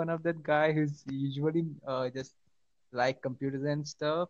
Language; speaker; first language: English; non-native, local second language; Marathi